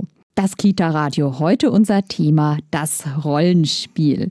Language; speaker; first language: German; native; German